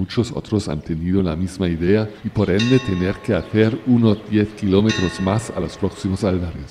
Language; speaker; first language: Spanish; non-native, fluent; German